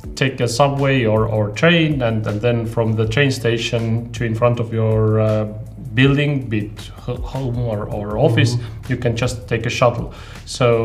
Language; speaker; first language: English; non-native, fluent; Estonian